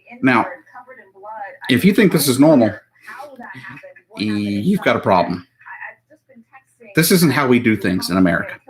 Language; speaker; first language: English; native; English